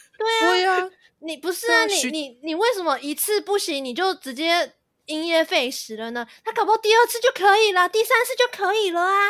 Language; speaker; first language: Chinese; native; Chinese